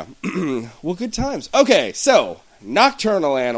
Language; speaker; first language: English; native; English